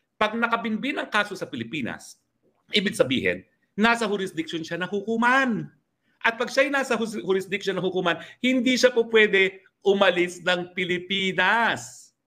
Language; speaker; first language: Filipino; native; Filipino